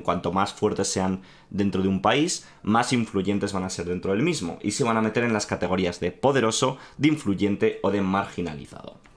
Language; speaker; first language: Spanish; native; Spanish